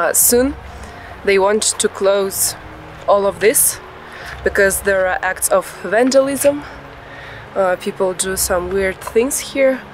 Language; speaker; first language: English; non-native, fluent; Russian